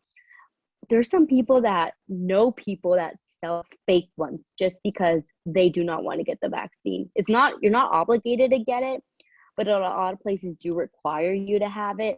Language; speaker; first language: English; early bilingual, other home language; Spanish